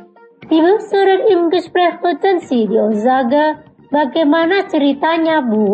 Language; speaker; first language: German; non-native, fluent; Indonesian